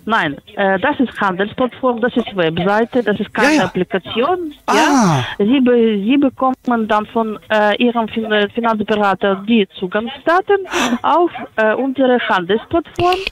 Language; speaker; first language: German; non-native, fluent; Polish